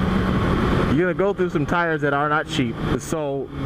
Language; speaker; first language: English; native; English